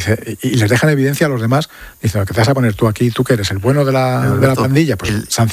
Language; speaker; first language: Spanish; native; Spanish